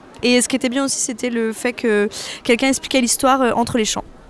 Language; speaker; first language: French; native; French